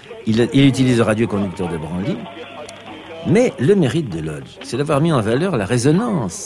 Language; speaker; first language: French; native; French